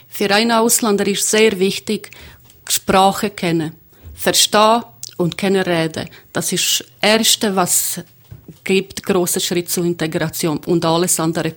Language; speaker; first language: German; non-native, learner; Croatian